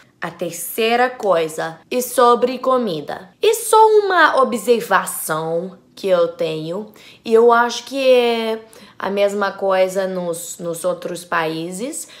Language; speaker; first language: Portuguese; non-native, learner; English